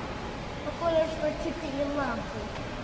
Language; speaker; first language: Russian; early bilingual, heritage; Russian